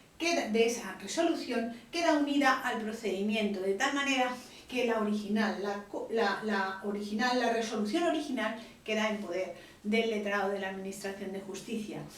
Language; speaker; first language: Spanish; native; Spanish